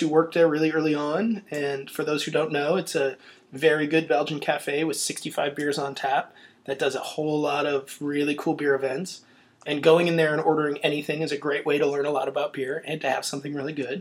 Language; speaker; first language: English; native; English